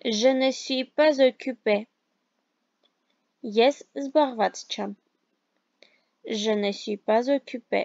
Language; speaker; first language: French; non-native, fluent; Armenian